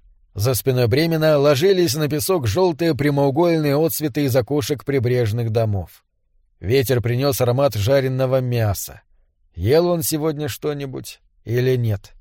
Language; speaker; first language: Russian; native; Russian